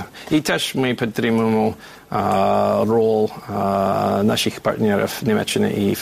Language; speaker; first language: Ukrainian; non-native, fluent; English